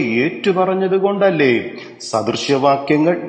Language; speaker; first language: Malayalam; native; Malayalam